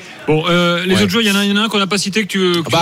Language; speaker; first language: French; native; French